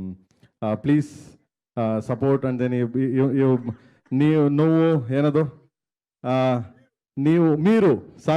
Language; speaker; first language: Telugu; non-native, learner; Kannada